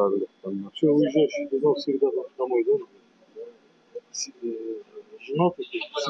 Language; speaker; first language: Russian; non-native, learner; Azerbaijani